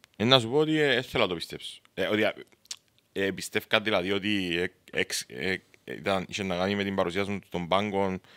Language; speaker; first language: Greek; native; Greek